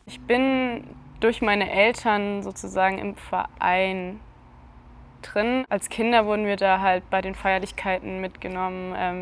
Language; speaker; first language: German; early bilingual, other home language; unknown